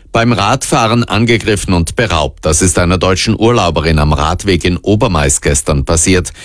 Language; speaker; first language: German; native; German